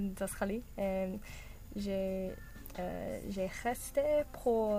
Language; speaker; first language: French; non-native, learner; English